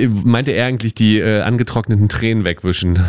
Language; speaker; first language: German; native; German